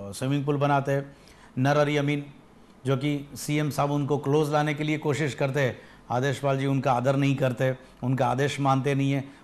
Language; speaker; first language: Hindi; non-native, local second language; Gujarati